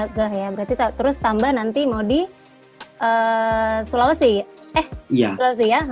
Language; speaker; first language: Indonesian; native; Indonesian